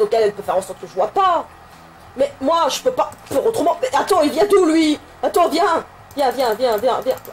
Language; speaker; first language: French; native; French